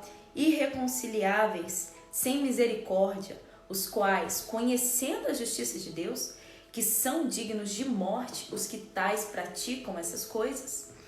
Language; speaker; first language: Portuguese; native; Portuguese